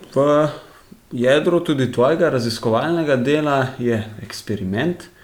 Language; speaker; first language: Slovenian; native; Slovenian